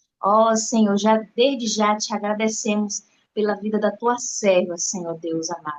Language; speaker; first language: Portuguese; native; Portuguese